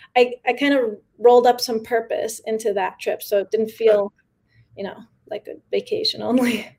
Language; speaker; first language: English; early bilingual, other home language; Spanish